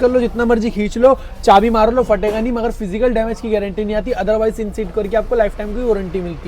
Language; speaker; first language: Hindi; native; Hindi